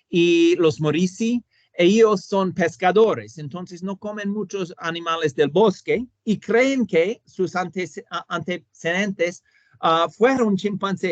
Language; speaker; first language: Spanish; non-native, fluent; English